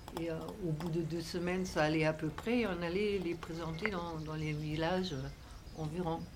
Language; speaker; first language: French; non-native, fluent; German